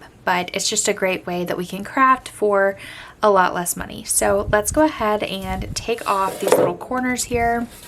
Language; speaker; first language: English; native; English